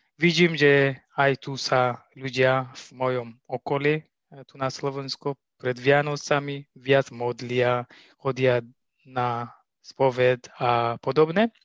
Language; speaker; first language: Slovak; non-native, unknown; Tigrinya